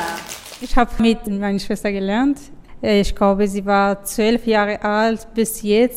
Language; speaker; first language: German; non-native, fluent; Kurdish